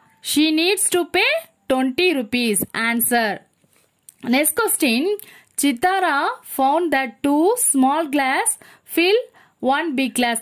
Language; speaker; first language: English; non-native, local second language; Tamil